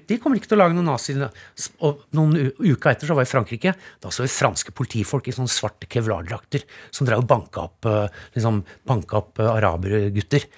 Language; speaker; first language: Norwegian; native; Norwegian